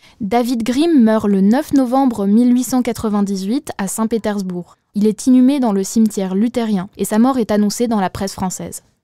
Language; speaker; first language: French; native; French